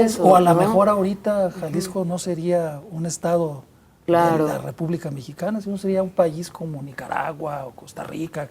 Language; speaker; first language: Spanish; native; Spanish